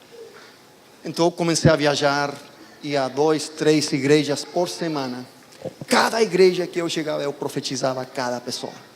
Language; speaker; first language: Portuguese; non-native, fluent; Spanish